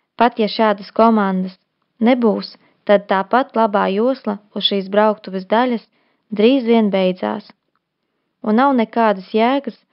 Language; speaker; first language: Latvian; non-native, local second language; Russian